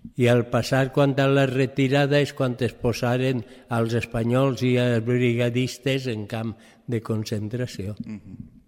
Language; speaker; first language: Catalan; early bilingual, other home language; French